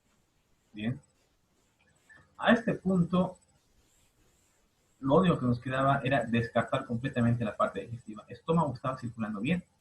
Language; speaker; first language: Spanish; native; Spanish